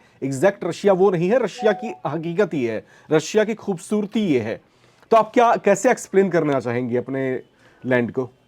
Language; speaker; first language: Hindi; native; Hindi